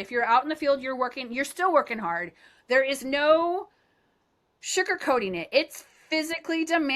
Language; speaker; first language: English; native; English